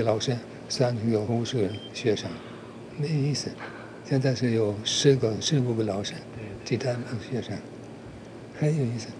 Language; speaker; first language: Chinese; non-native, learner; German